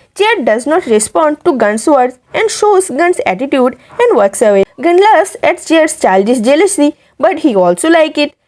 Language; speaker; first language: English; non-native, local second language; Hindi